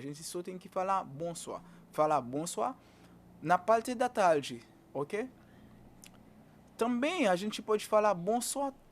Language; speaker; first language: Portuguese; non-native, fluent; Haitian Creole